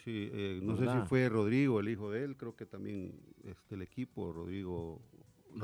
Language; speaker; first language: Spanish; native; Spanish